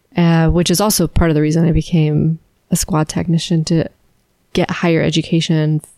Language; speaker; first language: English; native; English